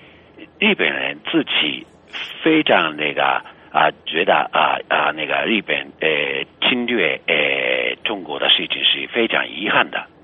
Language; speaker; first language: Chinese; non-native, fluent; Japanese